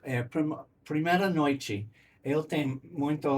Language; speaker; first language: Portuguese; non-native, learner; English